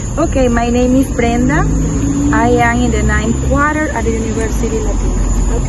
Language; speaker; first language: English; non-native, learner; Spanish